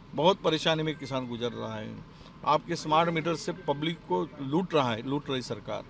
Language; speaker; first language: Hindi; non-native, local second language; Marathi